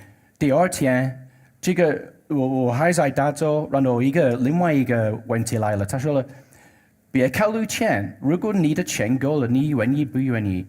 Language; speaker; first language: Chinese; non-native, learner; English